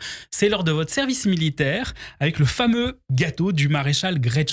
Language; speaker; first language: French; native; French